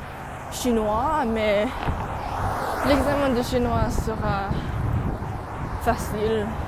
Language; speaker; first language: French; non-native, learner; English